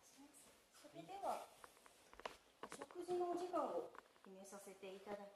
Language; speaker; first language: Japanese; native; Japanese